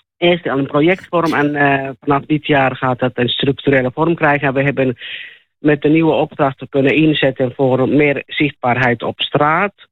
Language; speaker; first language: Dutch; non-native, fluent; Finnish